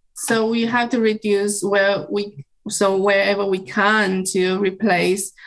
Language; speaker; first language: English; non-native, fluent; Chinese